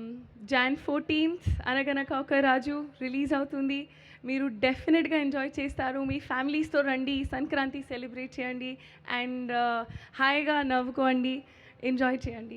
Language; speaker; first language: Telugu; non-native, learner; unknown